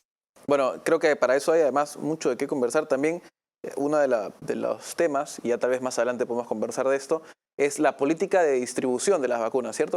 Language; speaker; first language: Spanish; native; Spanish